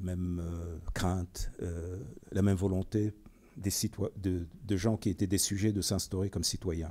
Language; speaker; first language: French; non-native, local second language; Arabic